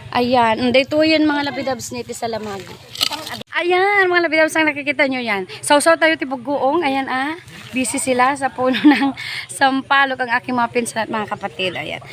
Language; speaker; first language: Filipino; non-native, local second language; Iloko